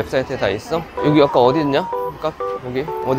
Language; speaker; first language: Korean; native; Korean